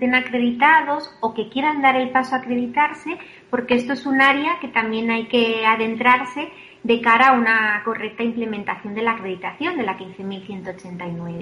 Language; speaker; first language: Spanish; native; Spanish